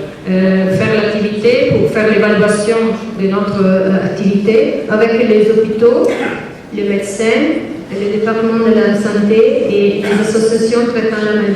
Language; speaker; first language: French; non-native, learner; Italian